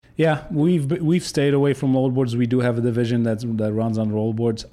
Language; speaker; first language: English; non-native, fluent; Polish